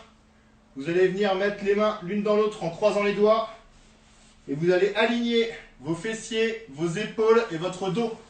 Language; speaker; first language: French; native; French